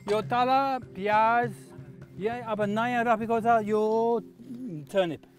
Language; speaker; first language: Nepali; non-native, learner; English